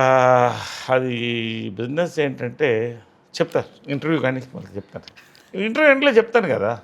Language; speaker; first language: Telugu; native; Telugu